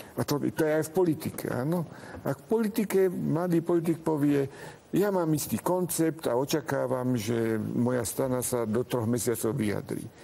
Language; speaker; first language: Slovak; non-native, local second language; Hungarian